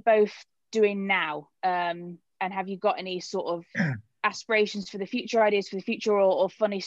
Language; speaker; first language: English; native; English